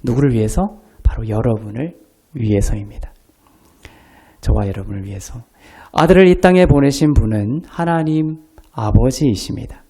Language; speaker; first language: Korean; native; Korean